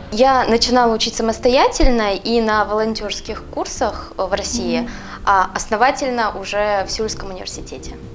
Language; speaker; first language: Russian; native; Russian